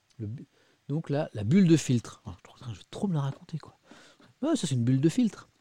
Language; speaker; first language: French; native; French